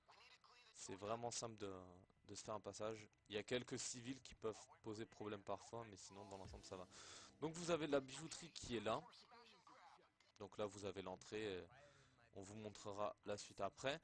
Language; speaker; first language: French; native; French